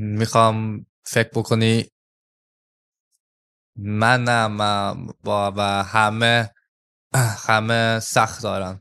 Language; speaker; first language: Persian; early bilingual, heritage; English